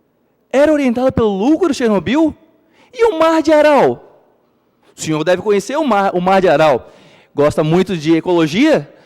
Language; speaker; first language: Portuguese; native; Portuguese